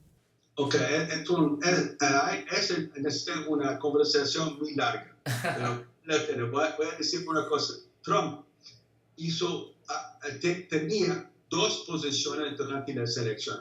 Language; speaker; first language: Spanish; non-native, fluent; English